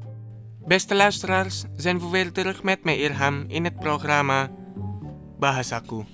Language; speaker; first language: Dutch; non-native, learner; Indonesian